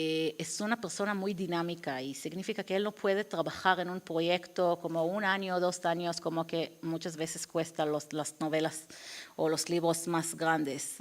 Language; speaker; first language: Spanish; non-native, fluent; Hebrew